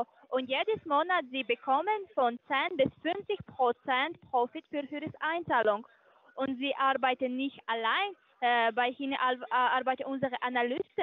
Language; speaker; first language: German; non-native, learner; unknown